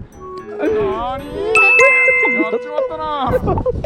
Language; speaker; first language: Japanese; native; Japanese